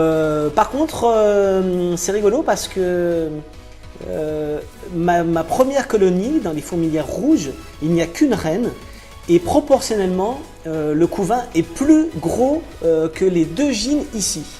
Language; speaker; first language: French; native; French